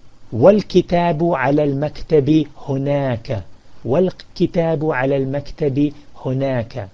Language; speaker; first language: Arabic; non-native, fluent; English